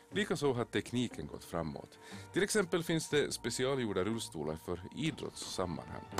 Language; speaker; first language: Swedish; native; Swedish